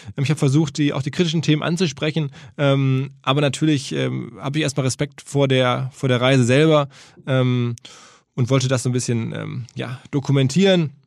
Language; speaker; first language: German; native; German